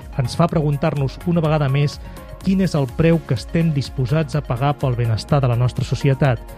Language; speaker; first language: Catalan; native; Catalan